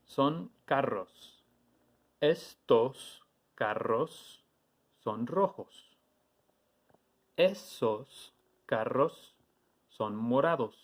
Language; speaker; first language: Spanish; non-native, fluent; English